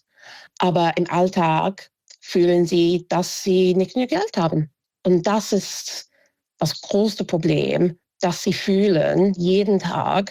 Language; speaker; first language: German; non-native, fluent; English